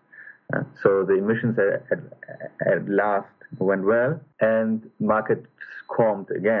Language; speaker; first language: English; non-native, fluent; German